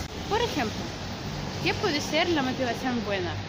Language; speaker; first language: Spanish; non-native, fluent; Russian